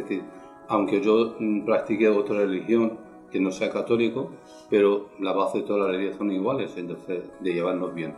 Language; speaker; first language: Spanish; non-native, fluent; Persian